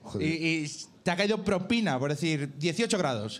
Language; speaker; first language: Spanish; native; Spanish